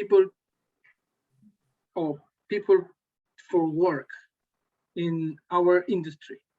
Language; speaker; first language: English; non-native, learner; Spanish